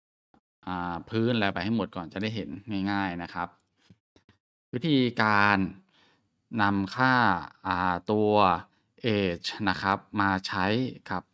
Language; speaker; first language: Thai; native; Thai